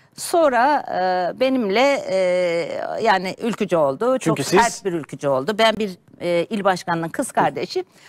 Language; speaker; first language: Turkish; native; Turkish